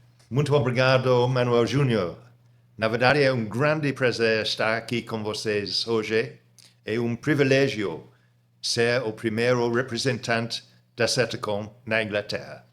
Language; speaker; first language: Portuguese; non-native, fluent; English